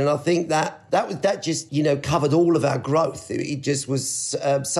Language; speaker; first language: English; native; English